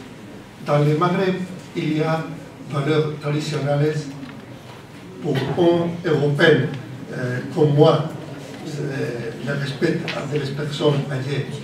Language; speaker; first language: French; non-native, learner; Spanish